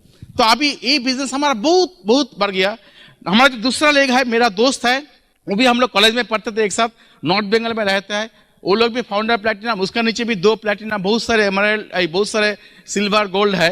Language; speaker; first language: Hindi; non-native, local second language; Bangla